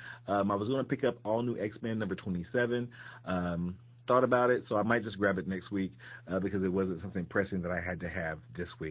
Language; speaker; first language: English; native; English